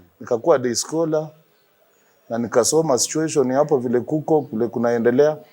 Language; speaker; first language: Swahili; non-native, local second language; Luyia